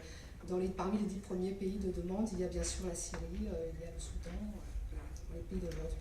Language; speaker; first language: French; native; French